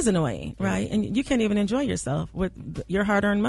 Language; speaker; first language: English; native; English